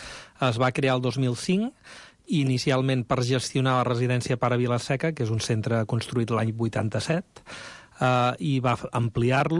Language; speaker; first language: Catalan; native; Catalan